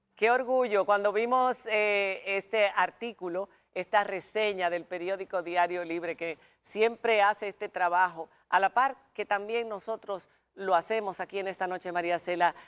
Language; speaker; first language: Spanish; native; Spanish